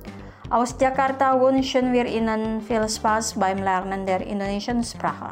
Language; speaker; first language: German; non-native, fluent; Indonesian